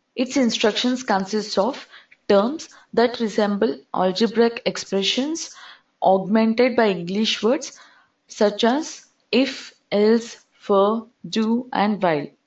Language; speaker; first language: English; non-native, local second language; Telugu